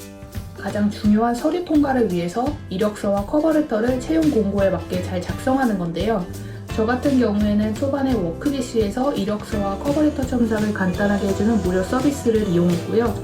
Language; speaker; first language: Korean; native; Korean